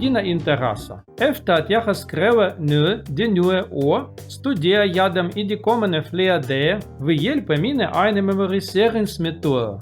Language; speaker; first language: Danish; non-native, learner; Russian